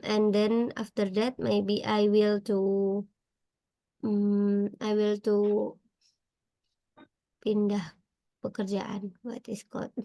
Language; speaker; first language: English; non-native, learner; Indonesian